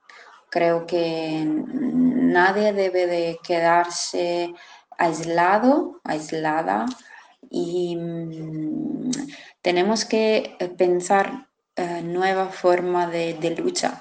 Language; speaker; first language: Spanish; non-native, fluent; Italian